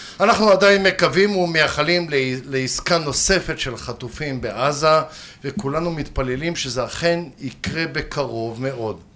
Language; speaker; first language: Hebrew; early bilingual, other home language; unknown